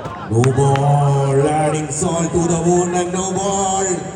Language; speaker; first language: English; non-native, local second language; Malayalam